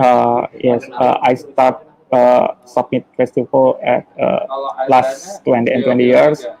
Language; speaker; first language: English; non-native, learner; Indonesian